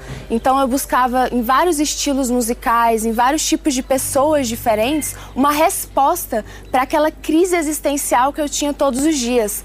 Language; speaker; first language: Portuguese; early bilingual, other home language; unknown